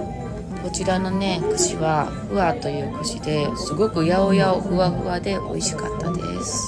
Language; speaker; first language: Japanese; native; Japanese